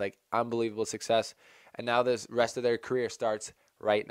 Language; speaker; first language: English; native; English